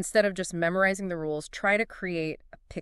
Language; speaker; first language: English; native; English